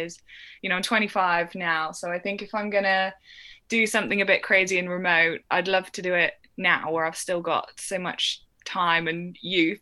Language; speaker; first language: English; native; English